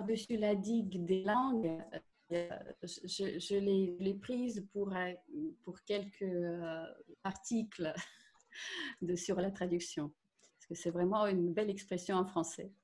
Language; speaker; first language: French; non-native, fluent; Russian